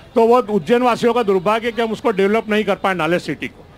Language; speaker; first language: Hindi; native; Hindi